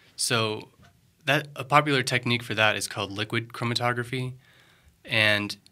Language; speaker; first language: English; native; English